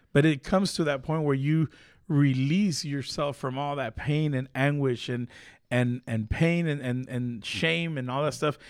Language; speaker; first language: English; early bilingual, other home language; Spanish